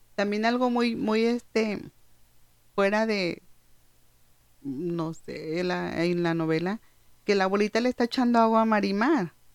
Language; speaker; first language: Spanish; native; Spanish